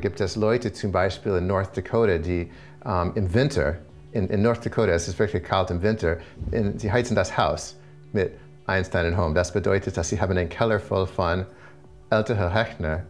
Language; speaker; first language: German; non-native, fluent; English